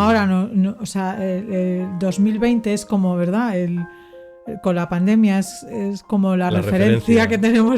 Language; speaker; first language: Spanish; native; Spanish